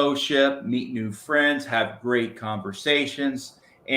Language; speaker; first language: English; native; English